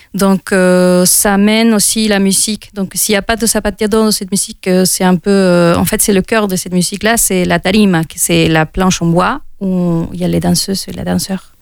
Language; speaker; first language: French; non-native, fluent; Spanish